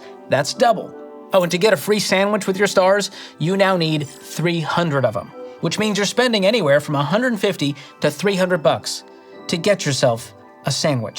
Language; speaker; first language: English; native; English